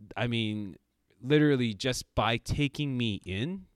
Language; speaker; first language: English; early bilingual, other home language; Japanese